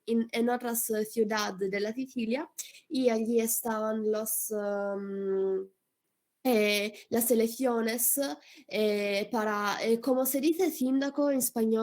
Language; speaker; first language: Spanish; non-native, learner; Italian